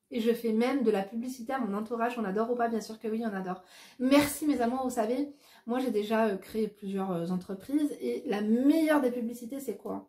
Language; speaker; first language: French; native; French